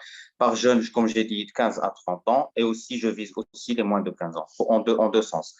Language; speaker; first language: French; non-native, local second language; Arabic